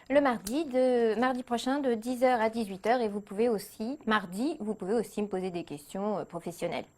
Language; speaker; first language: French; native; French